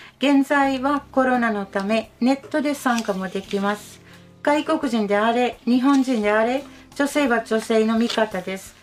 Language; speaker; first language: Japanese; non-native, fluent; Finnish